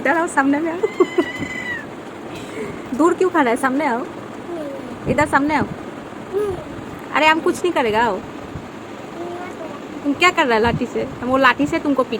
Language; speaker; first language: Hindi; non-native, local second language; Bangla